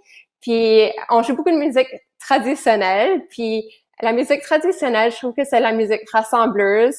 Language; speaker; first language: French; native; French